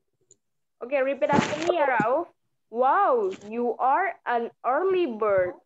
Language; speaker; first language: English; non-native, fluent; Indonesian